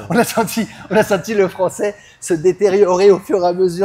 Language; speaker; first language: French; native; French